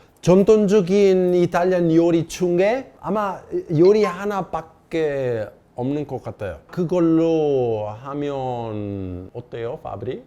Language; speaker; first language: Korean; non-native, fluent; Italian